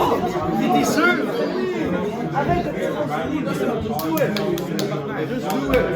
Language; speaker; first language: French; native; French